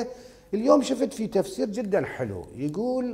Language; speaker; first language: Arabic; native; Arabic